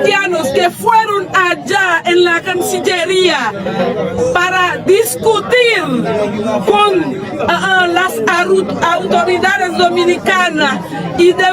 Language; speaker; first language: Spanish; non-native, fluent; Haitian Creole